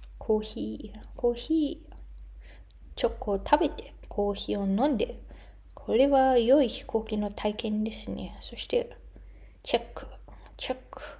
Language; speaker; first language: Japanese; non-native, fluent; German